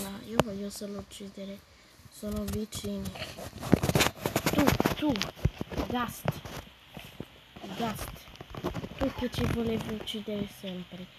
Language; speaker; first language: Italian; early bilingual, other home language; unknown